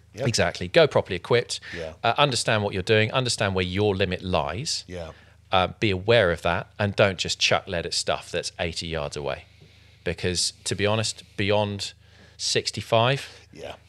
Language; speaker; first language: English; native; English